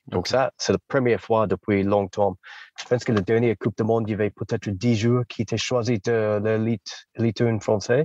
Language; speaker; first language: French; non-native, fluent; English